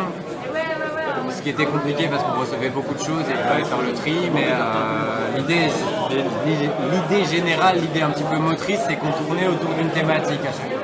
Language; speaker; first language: French; native; French